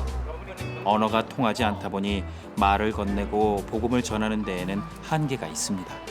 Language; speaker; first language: Korean; native; Korean